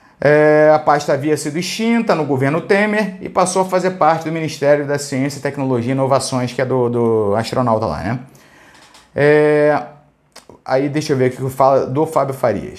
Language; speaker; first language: Portuguese; native; Portuguese